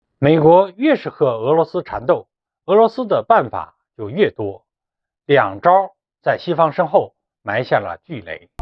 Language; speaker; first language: Chinese; native; Chinese